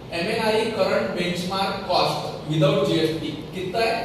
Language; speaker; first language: Hindi; non-native, local second language; Marathi